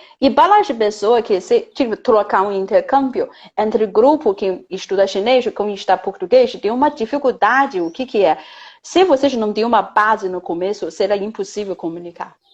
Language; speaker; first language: Portuguese; non-native, fluent; Chinese